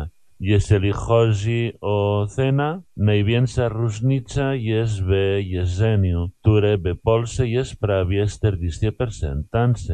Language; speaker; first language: Polish; non-native, learner; Spanish